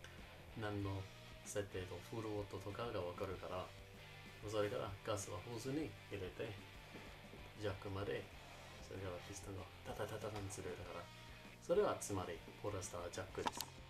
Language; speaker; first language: Japanese; non-native, learner; English